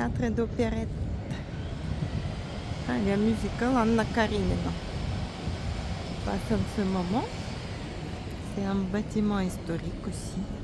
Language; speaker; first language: French; non-native, fluent; Russian